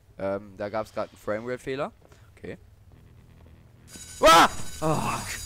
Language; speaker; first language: German; native; German